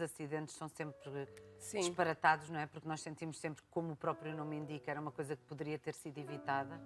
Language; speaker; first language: Portuguese; native; Portuguese